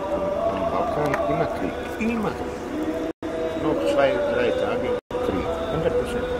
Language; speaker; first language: German; non-native, learner; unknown